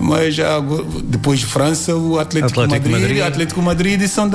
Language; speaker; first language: Portuguese; non-native, learner; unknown